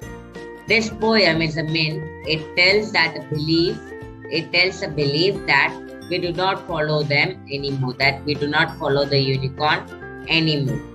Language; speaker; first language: English; non-native, local second language; Hindi